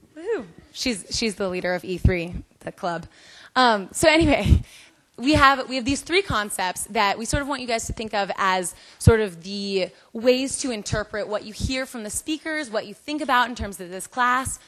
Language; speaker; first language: English; native; English